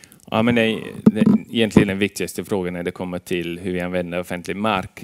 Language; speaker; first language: Swedish; non-native, fluent; English